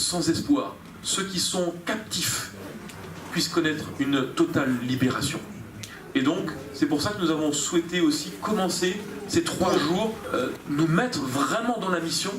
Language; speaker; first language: French; native; French